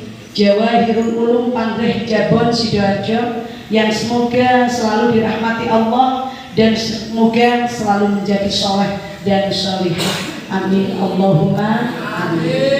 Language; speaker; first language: Indonesian; non-native, local second language; Javanese